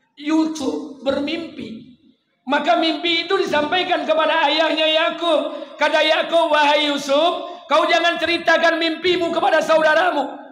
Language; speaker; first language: Malay; non-native, local second language; Minangkabau